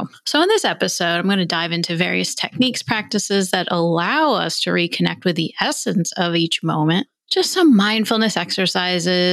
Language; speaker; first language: English; native; English